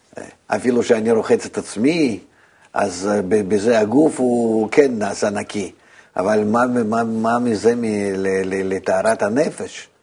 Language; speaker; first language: Hebrew; non-native, fluent; Russian